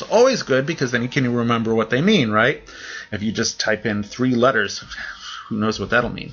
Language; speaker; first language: English; native; English